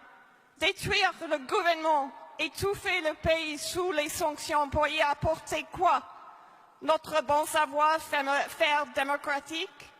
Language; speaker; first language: French; non-native, fluent; English